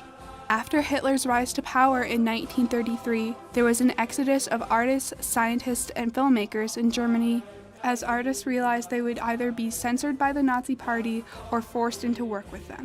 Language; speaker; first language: English; native; English